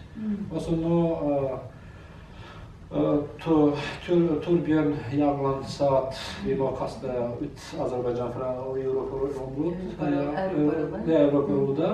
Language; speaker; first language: Norwegian; non-native, learner; Azerbaijani